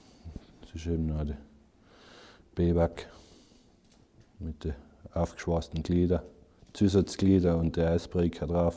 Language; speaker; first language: German; native; German